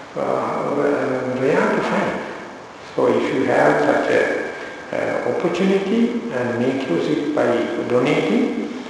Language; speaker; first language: English; non-native, local second language; Sinhala